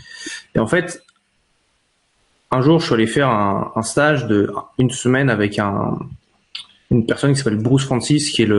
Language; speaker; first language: French; native; French